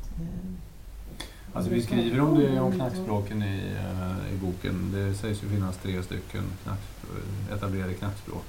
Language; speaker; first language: Swedish; native; Swedish